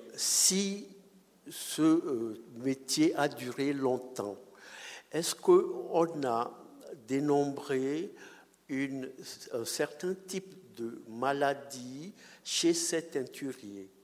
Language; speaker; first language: French; non-native, local second language; Ewe